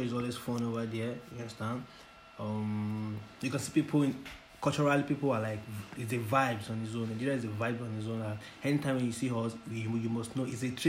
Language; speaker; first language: English; non-native, local second language; Yoruba